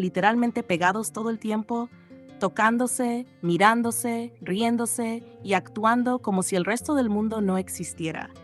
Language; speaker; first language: Spanish; native; Spanish